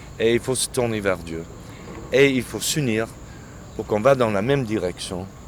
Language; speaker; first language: French; non-native, fluent; English